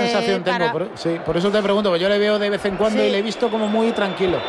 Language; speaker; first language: Spanish; native; Spanish